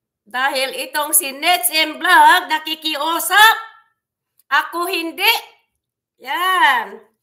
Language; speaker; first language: Filipino; non-native, local second language; Cebuano